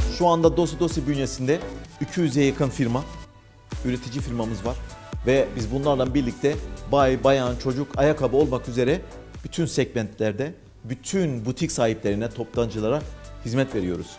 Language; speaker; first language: Turkish; native; Turkish